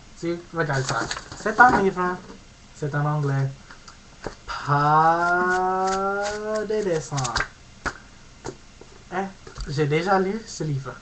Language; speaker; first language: French; non-native, learner; English